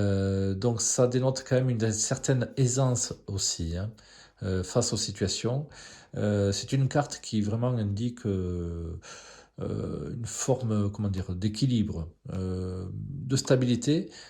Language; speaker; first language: French; native; French